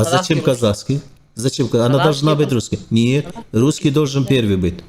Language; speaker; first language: Russian; non-native, fluent; Turkish